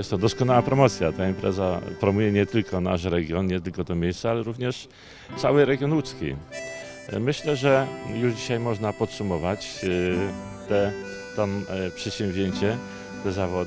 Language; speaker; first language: Polish; native; Polish